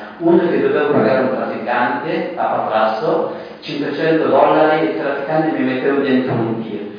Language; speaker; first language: Italian; non-native, fluent; Persian